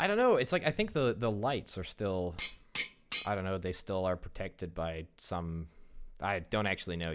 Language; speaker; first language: English; native; English